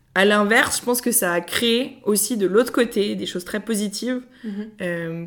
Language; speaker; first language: French; native; French